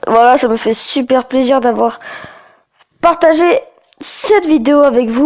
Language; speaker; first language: French; native; French